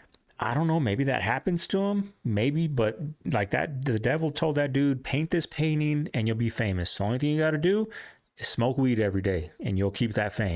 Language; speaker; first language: English; native; English